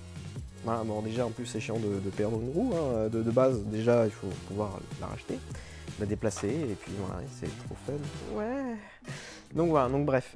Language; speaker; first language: French; native; French